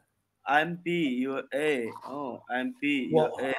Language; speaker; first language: English; non-native, learner; Chinese